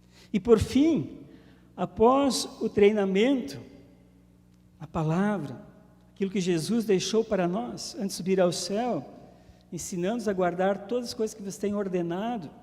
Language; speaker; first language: Portuguese; native; Portuguese